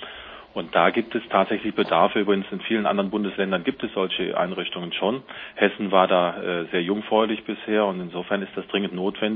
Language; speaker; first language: German; native; German